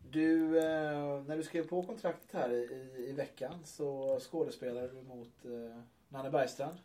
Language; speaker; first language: Swedish; native; Swedish